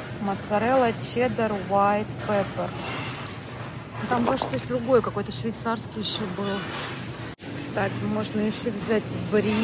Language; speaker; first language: Russian; native; Russian